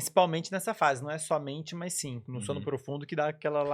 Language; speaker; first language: Portuguese; native; Portuguese